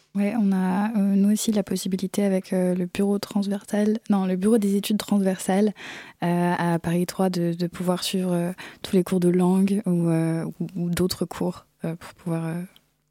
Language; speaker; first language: French; native; French